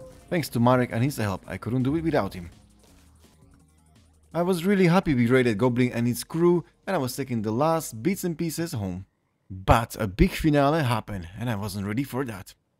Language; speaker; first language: English; non-native, fluent; Slovak